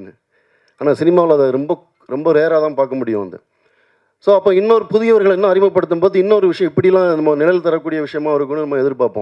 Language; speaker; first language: Tamil; native; Tamil